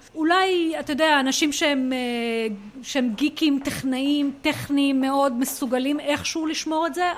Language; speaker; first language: Hebrew; non-native, local second language; Arabic